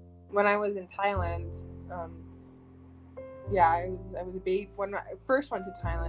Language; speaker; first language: English; early bilingual, heritage; English